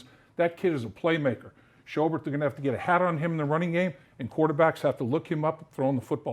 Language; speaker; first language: English; native; English